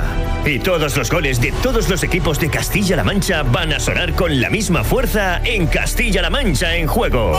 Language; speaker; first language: Spanish; native; Spanish